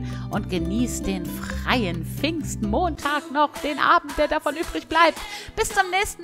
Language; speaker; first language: German; native; German